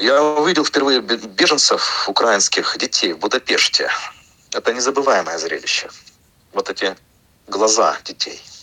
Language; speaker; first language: Russian; native; Russian